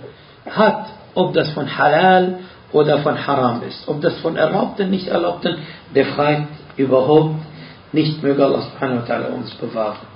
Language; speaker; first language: German; non-native, fluent; Arabic